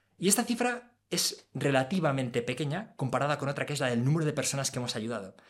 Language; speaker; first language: Spanish; native; Spanish